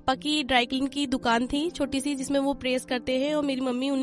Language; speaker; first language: Hindi; native; Hindi